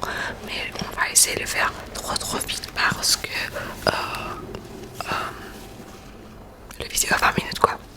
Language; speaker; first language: French; non-native, learner; Spanish